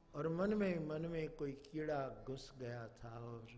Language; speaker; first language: Hindi; non-native, local second language; Gujarati